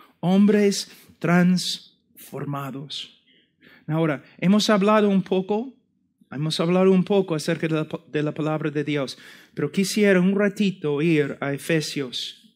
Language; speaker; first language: Spanish; non-native, fluent; English